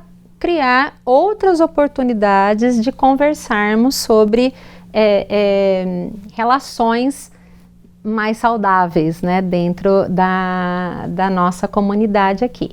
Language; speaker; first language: Portuguese; native; Portuguese